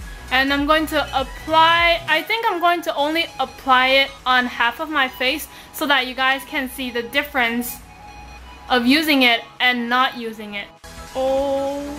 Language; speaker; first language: English; non-native, fluent; Chinese